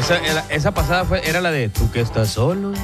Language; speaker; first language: Spanish; native; Spanish